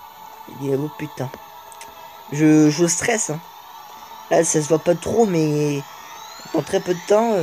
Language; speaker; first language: French; native; French